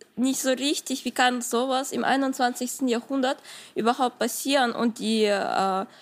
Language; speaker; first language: German; non-native, fluent; Ukrainian